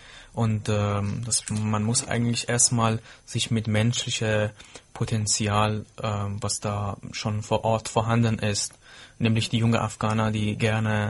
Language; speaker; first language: German; non-native, fluent; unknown